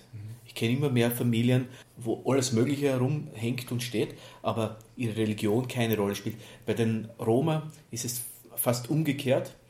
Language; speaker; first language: German; native; German